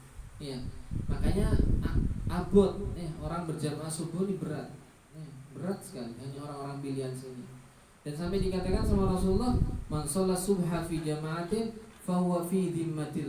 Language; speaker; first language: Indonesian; non-native, local second language; Javanese